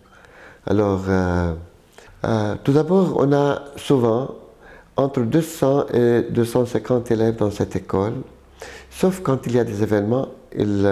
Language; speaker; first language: French; non-native, local second language; Arabic